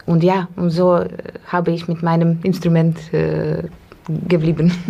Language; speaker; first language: German; non-native, fluent; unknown